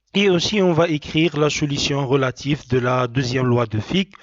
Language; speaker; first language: French; non-native, local second language; Arabic